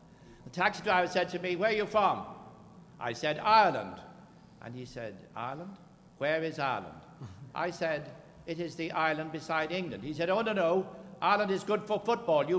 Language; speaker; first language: English; native; English